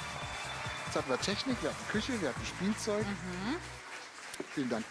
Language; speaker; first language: German; native; German